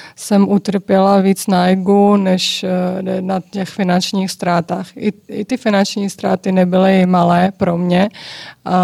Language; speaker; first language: Czech; early bilingual, other home language; Georgian